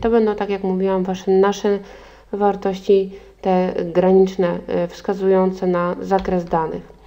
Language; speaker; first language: Polish; native; Polish